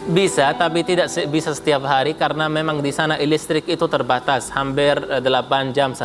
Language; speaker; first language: Indonesian; non-native, fluent; Arabic